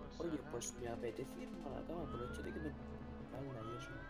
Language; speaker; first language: Spanish; native; Spanish